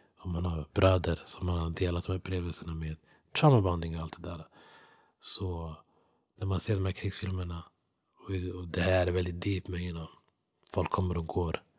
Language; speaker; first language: Swedish; early bilingual, other home language; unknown